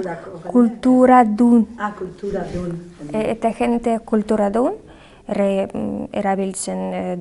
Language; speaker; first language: Basque; non-native, learner; Belarusian